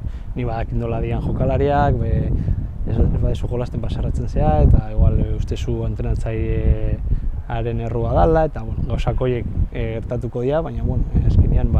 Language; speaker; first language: Basque; non-native, local second language; Spanish